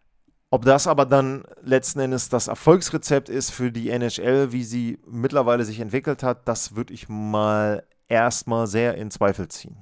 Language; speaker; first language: German; native; German